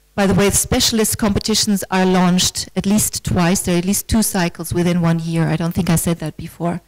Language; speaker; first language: English; non-native, fluent; German